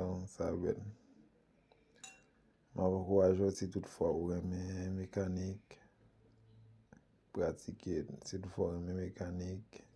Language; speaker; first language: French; non-native, local second language; Haitian Creole